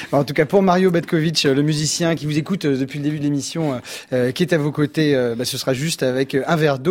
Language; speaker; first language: French; native; French